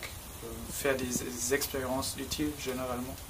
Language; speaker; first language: French; non-native, learner; German